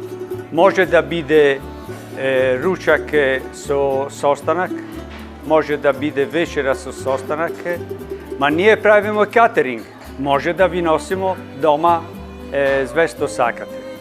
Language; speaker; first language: Macedonian; non-native, learner; Italian